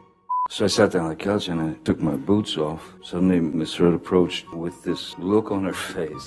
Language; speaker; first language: English; native; English